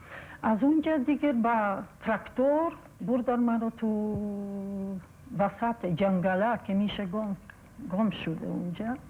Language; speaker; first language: Persian; non-native, fluent; Polish